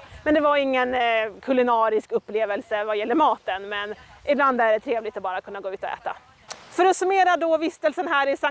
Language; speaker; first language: Swedish; native; Swedish